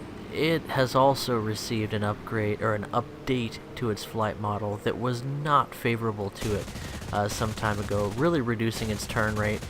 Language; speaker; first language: English; native; English